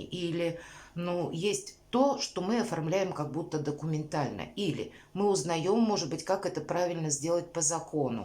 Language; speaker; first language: Russian; native; Russian